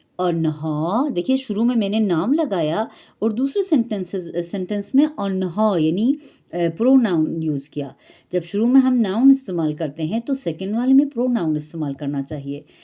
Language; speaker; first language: Urdu; non-native, fluent; Persian